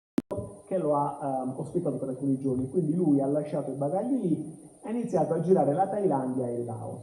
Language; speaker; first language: Italian; native; Italian